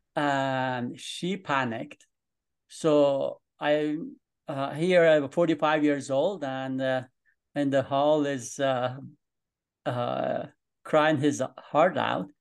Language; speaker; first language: English; non-native, fluent; Persian